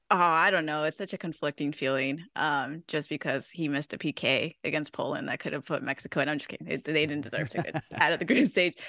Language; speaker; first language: English; early bilingual, other home language; Spanish